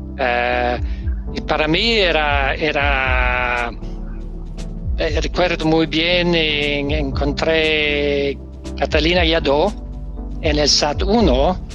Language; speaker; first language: Spanish; non-native, learner; Danish